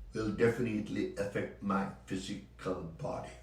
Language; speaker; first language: English; non-native, local second language; Sinhala